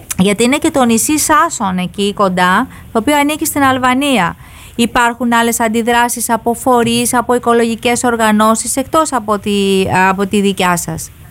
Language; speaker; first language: Greek; native; Greek